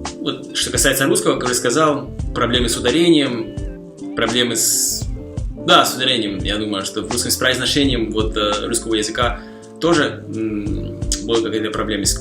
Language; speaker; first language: Russian; non-native, fluent; Slovak